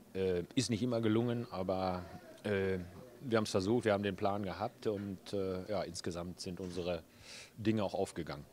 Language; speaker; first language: German; native; German